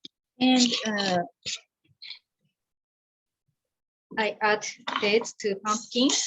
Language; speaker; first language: English; non-native, learner; Japanese